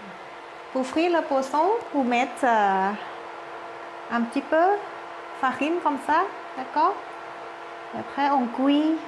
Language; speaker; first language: French; non-native, learner; Thai